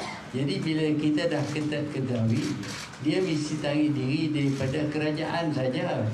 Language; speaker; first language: Malay; native; Malay